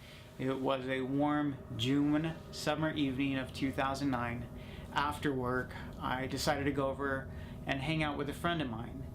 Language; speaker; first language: English; native; English